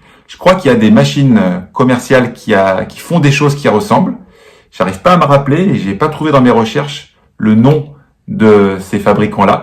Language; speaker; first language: French; native; French